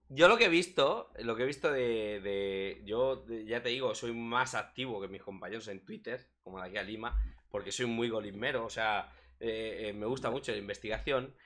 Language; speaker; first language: Spanish; native; Spanish